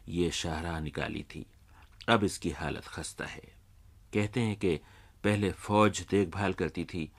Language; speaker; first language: Urdu; native; Urdu